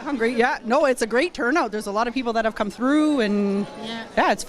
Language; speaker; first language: English; native; English